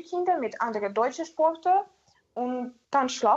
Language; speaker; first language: German; non-native, learner; Ukrainian